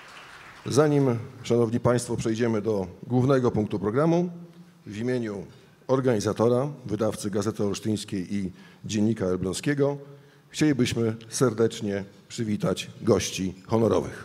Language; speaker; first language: Polish; native; Polish